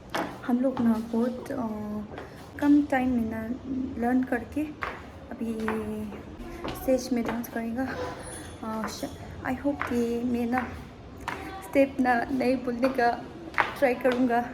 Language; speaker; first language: Hindi; non-native, learner; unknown